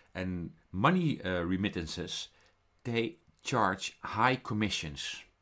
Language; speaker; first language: English; non-native, fluent; Dutch